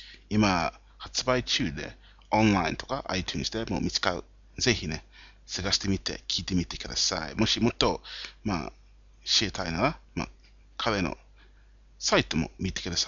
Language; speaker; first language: Japanese; non-native, fluent; English